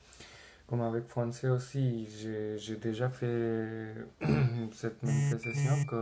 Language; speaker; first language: French; non-native, learner; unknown